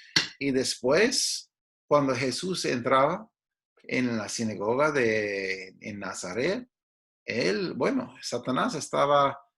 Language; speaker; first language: Spanish; non-native, fluent; English